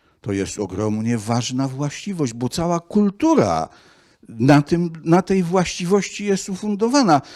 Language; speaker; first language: Polish; native; Polish